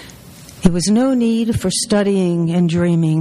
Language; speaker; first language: English; native; English